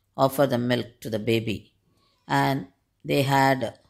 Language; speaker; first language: English; non-native, local second language; Tamil